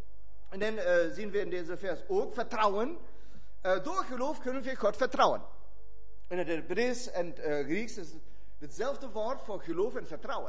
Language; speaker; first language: Dutch; non-native, fluent; German